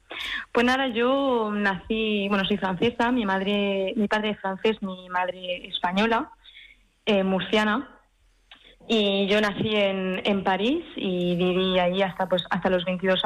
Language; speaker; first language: Spanish; early bilingual, heritage; French